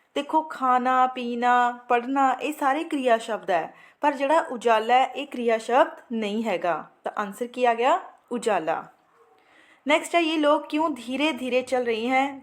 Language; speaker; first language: Hindi; non-native, local second language; Punjabi